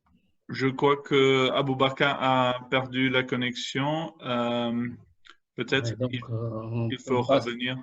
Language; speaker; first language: French; non-native, fluent; English